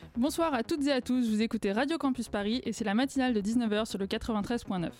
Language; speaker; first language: French; native; French